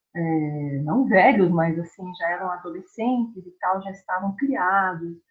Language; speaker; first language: Portuguese; native; Portuguese